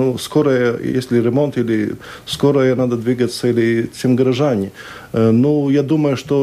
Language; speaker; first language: Russian; non-native, local second language; Latvian